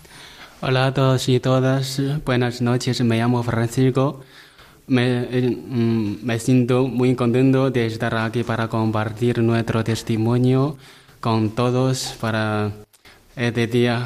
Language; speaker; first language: Spanish; non-native, learner; Chinese